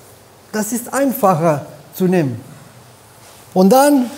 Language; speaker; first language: German; non-native, fluent; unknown